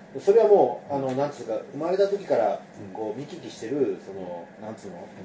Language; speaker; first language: Japanese; native; Japanese